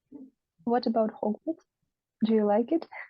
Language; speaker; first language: English; non-native, learner; Russian